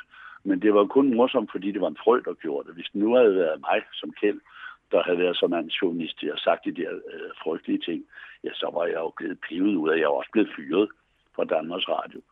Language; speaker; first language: Danish; native; Danish